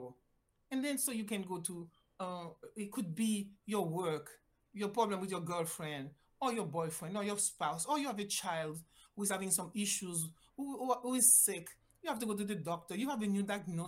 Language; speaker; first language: English; non-native, fluent; Haitian Creole